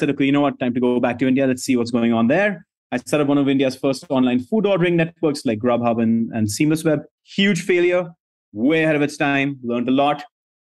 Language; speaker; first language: English; non-native, local second language; Hindi